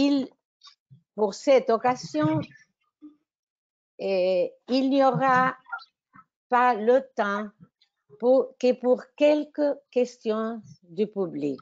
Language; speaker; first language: French; non-native, fluent; Spanish